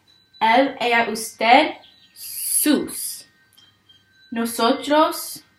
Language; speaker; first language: Spanish; non-native, learner; English